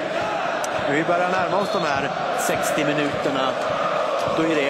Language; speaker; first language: Swedish; native; Swedish